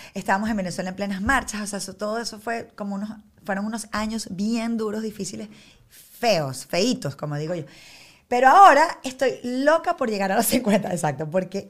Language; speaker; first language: Spanish; native; Spanish